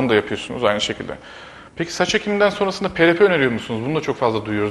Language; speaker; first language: Turkish; native; Turkish